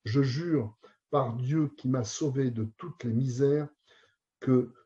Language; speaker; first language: French; native; French